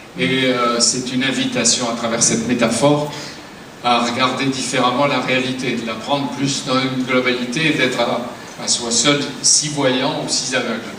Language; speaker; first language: French; native; French